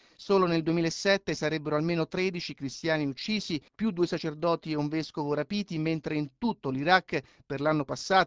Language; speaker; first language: Italian; native; Italian